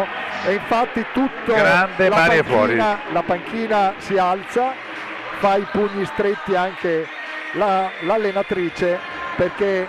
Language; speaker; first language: Italian; native; Italian